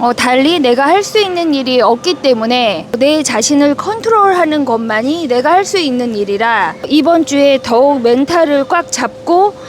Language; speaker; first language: Korean; native; Korean